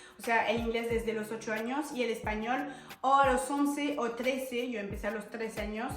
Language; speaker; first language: Spanish; non-native, fluent; French